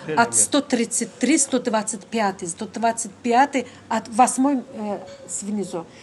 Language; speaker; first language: Russian; non-native, local second language; Azerbaijani